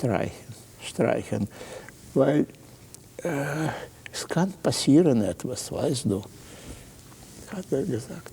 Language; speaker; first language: German; non-native, fluent; Russian